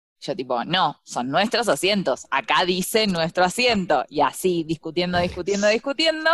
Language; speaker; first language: Spanish; native; Spanish